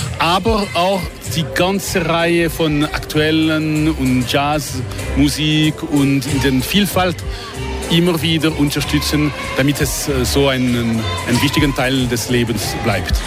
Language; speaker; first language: German; non-native, local second language; French